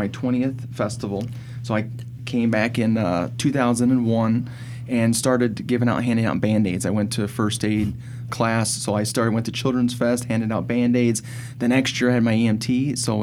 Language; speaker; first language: English; native; English